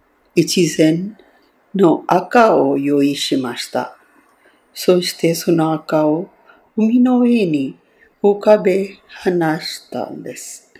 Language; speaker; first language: Japanese; non-native, fluent; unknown